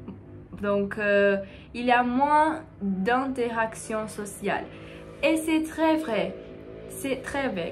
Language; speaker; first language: French; non-native, learner; Portuguese